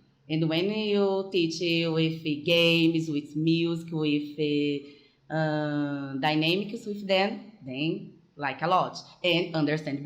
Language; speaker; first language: English; non-native, fluent; Portuguese